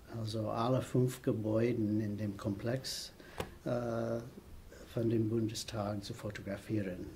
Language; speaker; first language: German; non-native, fluent; English